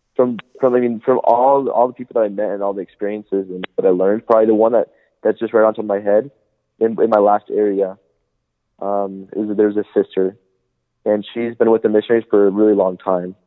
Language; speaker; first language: English; native; English